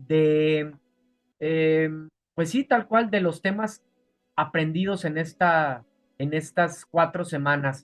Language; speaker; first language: Spanish; native; Spanish